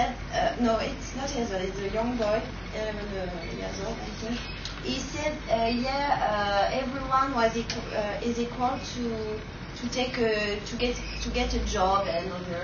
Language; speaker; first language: English; non-native, learner; French